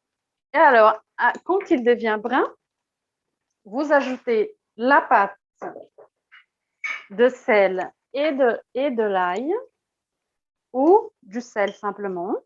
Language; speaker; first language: French; non-native, fluent; Portuguese